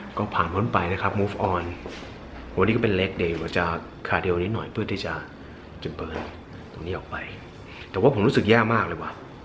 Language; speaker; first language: Thai; native; Thai